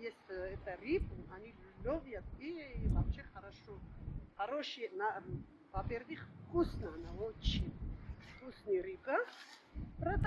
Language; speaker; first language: Russian; non-native, local second language; Armenian